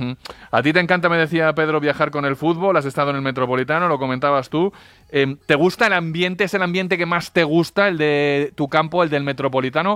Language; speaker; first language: Spanish; native; Spanish